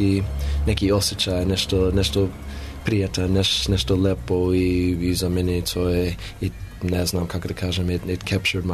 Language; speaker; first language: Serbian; non-native, learner; English